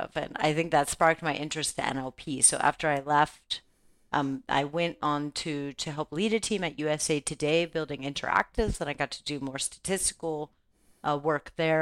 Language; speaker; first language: English; native; English